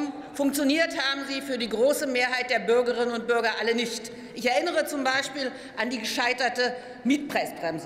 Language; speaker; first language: German; native; German